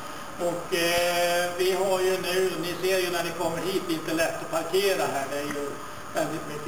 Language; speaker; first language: Swedish; native; Swedish